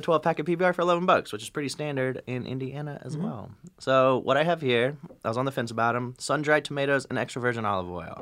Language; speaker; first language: English; native; English